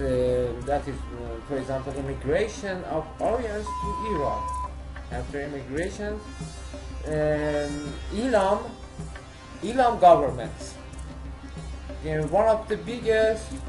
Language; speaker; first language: English; non-native, learner; Persian